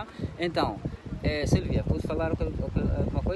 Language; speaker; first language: Portuguese; non-native, learner; Swahili